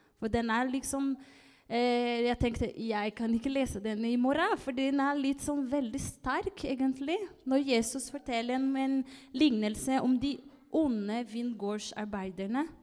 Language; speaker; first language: Norwegian; non-native, fluent; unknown